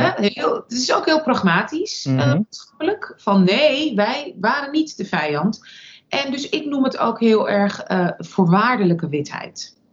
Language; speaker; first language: Dutch; early bilingual, other home language; Russian